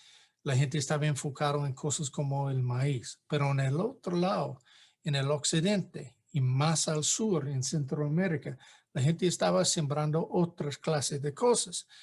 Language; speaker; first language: Spanish; non-native, fluent; English